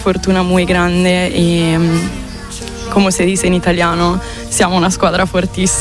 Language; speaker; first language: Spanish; non-native, fluent; Italian